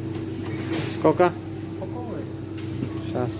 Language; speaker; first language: Russian; non-native, learner; Tajik